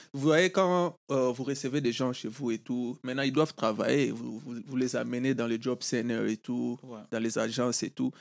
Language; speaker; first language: French; non-native, local second language; Lingala